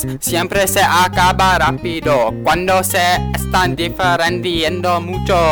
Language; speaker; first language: Spanish; non-native, learner; English